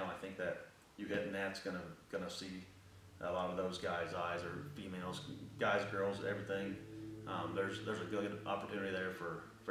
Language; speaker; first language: English; native; English